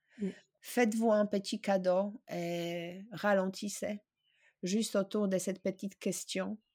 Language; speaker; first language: French; non-native, fluent; Polish